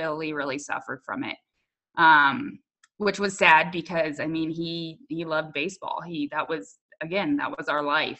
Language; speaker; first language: English; native; English